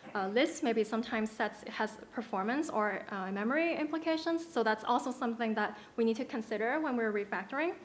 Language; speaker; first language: English; non-native, local second language; Cantonese